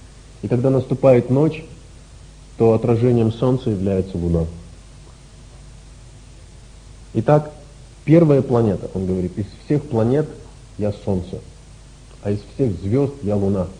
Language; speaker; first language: Russian; native; Russian